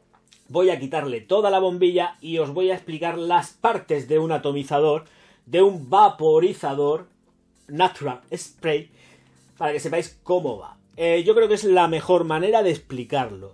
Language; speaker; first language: Spanish; native; Spanish